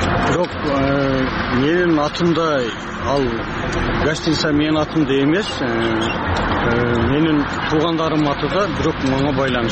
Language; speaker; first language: Kyrgyz; native; Kyrgyz